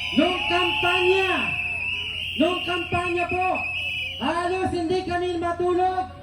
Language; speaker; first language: Filipino; native; Filipino